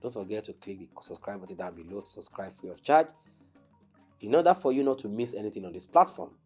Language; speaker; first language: English; non-native, local second language; Yoruba